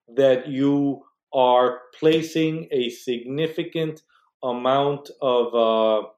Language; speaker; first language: English; non-native, fluent; Spanish